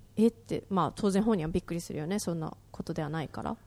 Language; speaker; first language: Japanese; native; Japanese